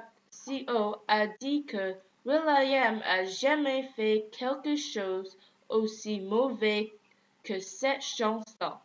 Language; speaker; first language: French; non-native, learner; English